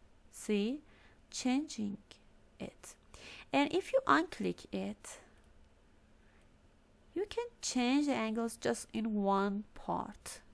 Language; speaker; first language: English; non-native, fluent; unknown